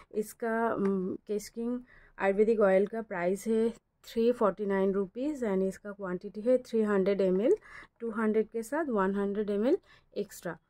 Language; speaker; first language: Hindi; non-native, local second language; Bangla